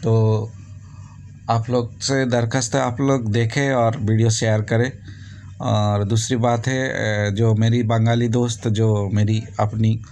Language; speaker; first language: Hindi; non-native, local second language; Bangla